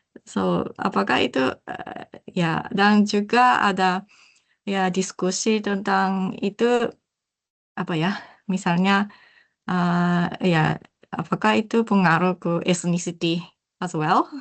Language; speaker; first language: Indonesian; non-native, learner; Japanese